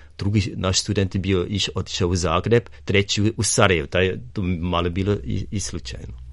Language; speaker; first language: Serbian; non-native, fluent; German